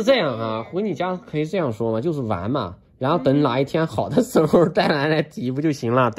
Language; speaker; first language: Chinese; native; Chinese